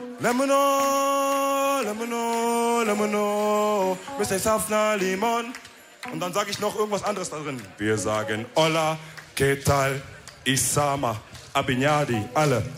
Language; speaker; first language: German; early bilingual, other home language; Wolof